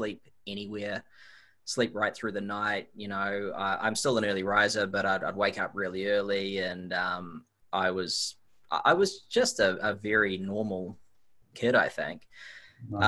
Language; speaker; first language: English; native; English